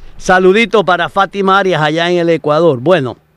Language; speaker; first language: Spanish; native; Spanish